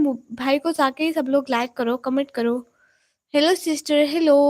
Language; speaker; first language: Hindi; non-native, local second language; Punjabi